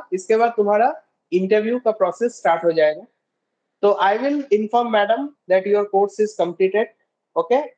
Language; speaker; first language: Hindi; non-native, local second language; Bangla